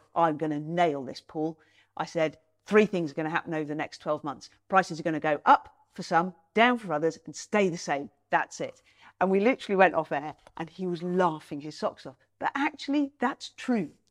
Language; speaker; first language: English; native; English